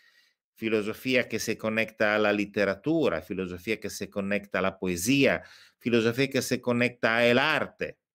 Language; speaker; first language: Spanish; non-native, fluent; Italian